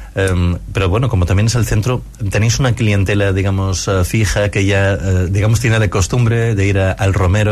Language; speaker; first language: Spanish; native; Spanish